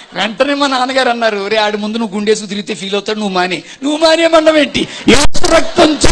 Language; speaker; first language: Telugu; non-native, local second language; Tamil